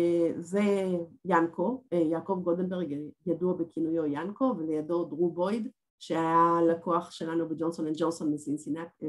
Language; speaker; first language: Hebrew; native; Hebrew